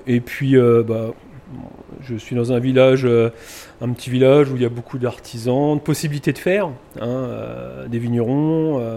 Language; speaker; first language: French; native; French